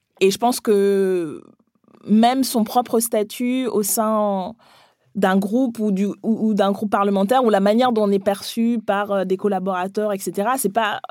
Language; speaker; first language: French; early bilingual, other home language; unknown